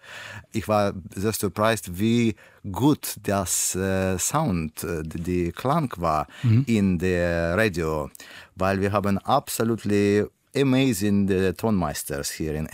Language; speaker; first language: German; non-native, learner; Russian